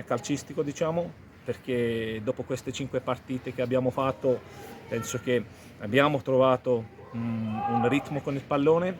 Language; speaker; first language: Italian; non-native, fluent; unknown